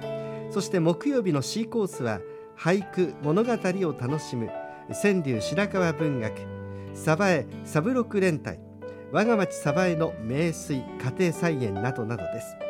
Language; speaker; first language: Japanese; native; Japanese